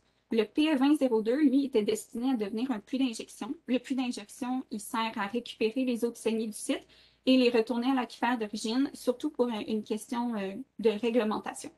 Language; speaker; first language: French; native; French